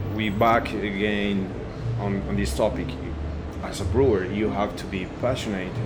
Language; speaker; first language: English; non-native, learner; Spanish